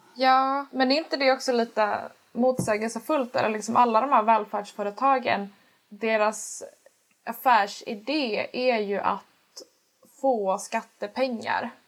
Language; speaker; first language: Swedish; native; Swedish